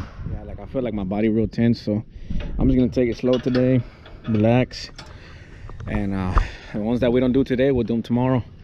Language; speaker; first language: English; early bilingual, other home language; Spanish